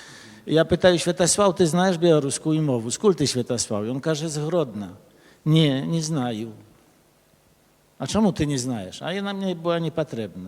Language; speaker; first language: Polish; early bilingual, other home language; Belarusian